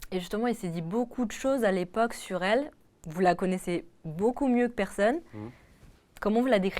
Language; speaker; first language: French; native; French